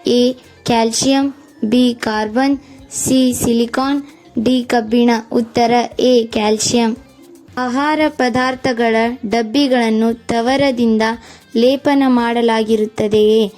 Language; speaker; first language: Kannada; native; Kannada